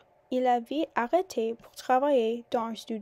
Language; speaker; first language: French; non-native, learner; English